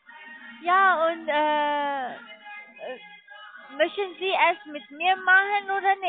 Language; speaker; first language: German; non-native, learner; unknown